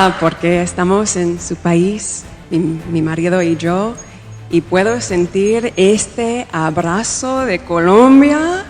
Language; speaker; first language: Spanish; non-native, fluent; English